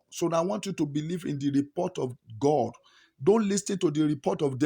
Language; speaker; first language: English; non-native, local second language; Yoruba